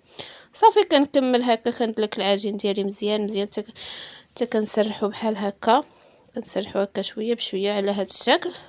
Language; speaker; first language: Arabic; native; Arabic